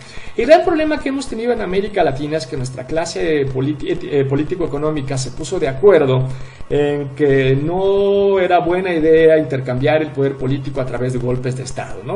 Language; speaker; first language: Spanish; native; Spanish